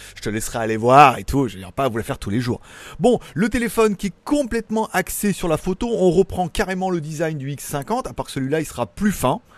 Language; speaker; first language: French; native; French